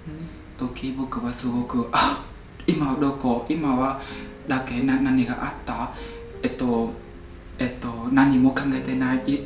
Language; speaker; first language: Japanese; non-native, learner; Vietnamese